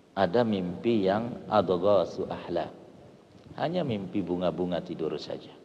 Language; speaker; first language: Indonesian; non-native, local second language; Sasak